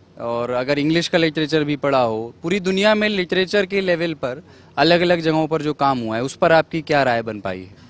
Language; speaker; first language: Urdu; native; Urdu